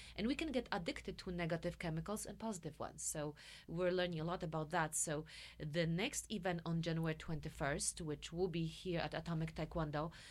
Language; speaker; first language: English; non-native, fluent; Polish